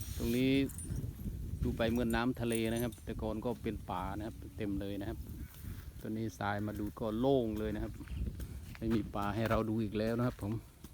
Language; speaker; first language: Thai; non-native, local second language; Northern Khmer